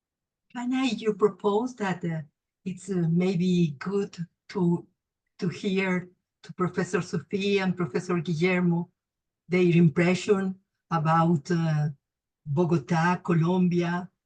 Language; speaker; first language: English; non-native, learner; Spanish